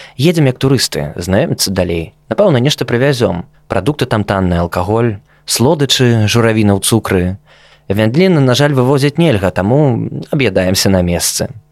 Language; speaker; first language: Belarusian; native; Belarusian